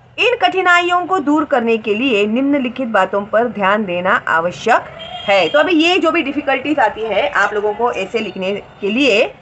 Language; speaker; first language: Hindi; non-native, local second language; Marathi